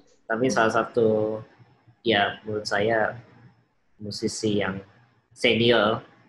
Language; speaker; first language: Indonesian; early bilingual, heritage; Indonesian